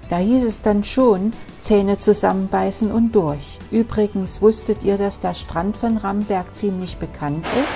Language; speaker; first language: German; native; German